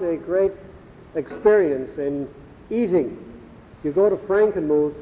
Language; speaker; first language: English; early bilingual, other home language; German